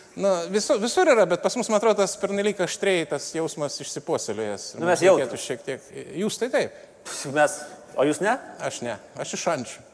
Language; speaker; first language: Lithuanian; native; Lithuanian